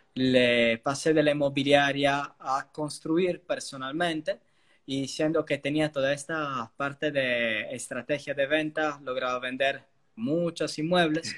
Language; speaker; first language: Spanish; non-native, fluent; Italian